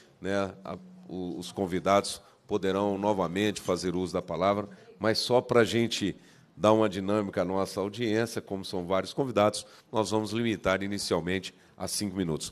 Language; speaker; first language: Portuguese; native; Portuguese